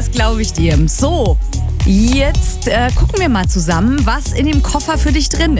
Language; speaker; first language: German; native; German